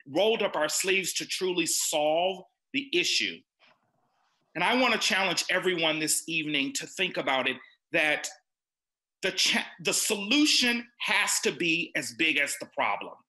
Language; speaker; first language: English; native; English